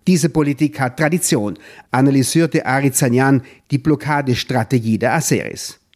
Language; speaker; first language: German; native; German